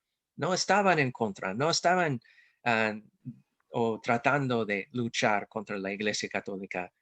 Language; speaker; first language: Spanish; non-native, fluent; English